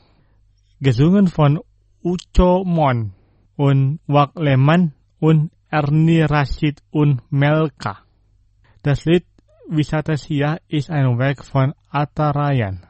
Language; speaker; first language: German; non-native, fluent; Indonesian